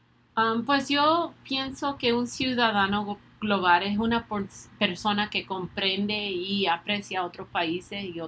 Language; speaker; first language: Spanish; early bilingual, other home language; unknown